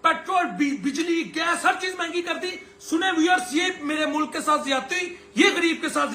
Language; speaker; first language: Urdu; non-native, local second language; Punjabi